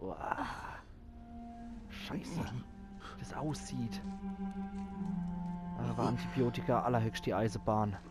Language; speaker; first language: German; native; German